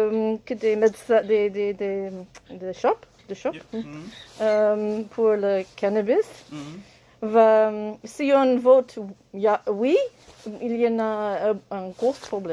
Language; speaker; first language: French; non-native, learner; English